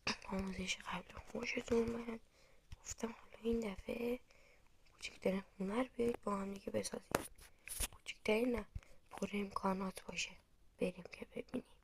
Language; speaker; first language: Persian; native; Persian